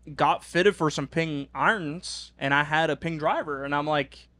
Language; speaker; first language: English; non-native, fluent; Norwegian